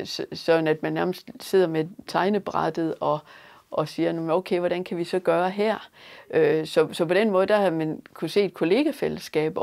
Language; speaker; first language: Danish; native; Danish